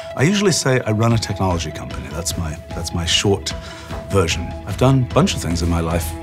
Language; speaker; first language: English; native; English